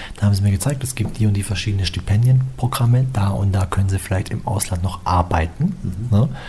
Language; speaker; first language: German; native; German